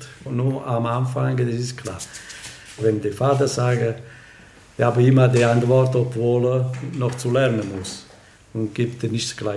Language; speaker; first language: German; non-native, learner; Italian